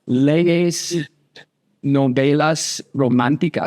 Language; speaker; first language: Spanish; non-native, fluent; English